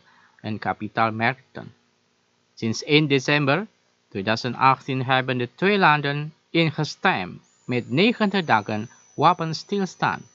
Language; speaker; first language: Dutch; non-native, fluent; Indonesian